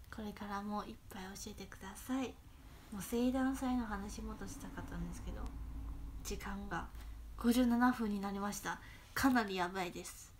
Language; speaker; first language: Japanese; non-native, fluent; Chinese